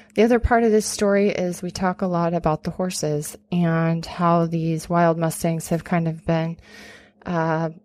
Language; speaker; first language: English; native; English